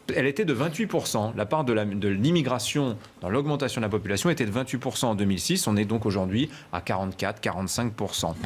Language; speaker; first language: French; native; French